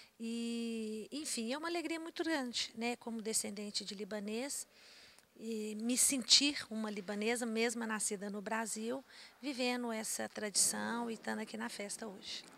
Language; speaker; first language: Portuguese; native; Portuguese